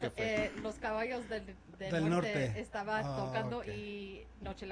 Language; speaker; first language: Spanish; early bilingual, other home language; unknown